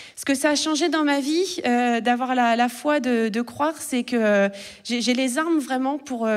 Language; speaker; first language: French; native; French